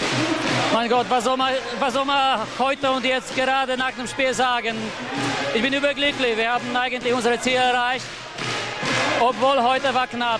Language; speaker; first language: German; non-native, fluent; Polish